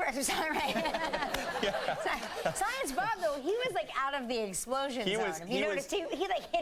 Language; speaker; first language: English; native; English